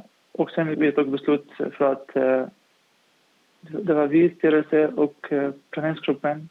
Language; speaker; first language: Swedish; non-native, fluent; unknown